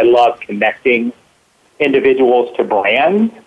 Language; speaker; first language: English; native; English